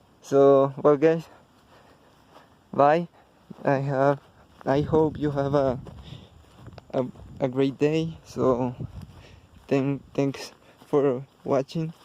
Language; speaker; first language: English; non-native, learner; Spanish